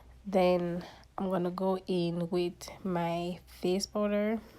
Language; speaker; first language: English; native; English